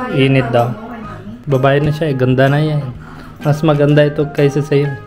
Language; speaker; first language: Filipino; non-native, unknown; Punjabi